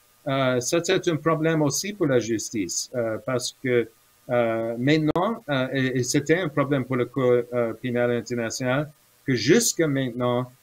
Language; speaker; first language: French; non-native, fluent; English